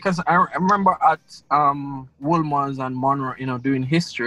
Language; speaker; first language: English; non-native, local second language; Krio